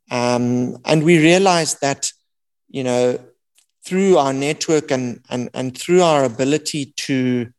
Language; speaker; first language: English; native; English